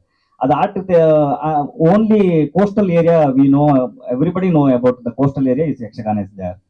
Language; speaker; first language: Telugu; non-native, learner; Kannada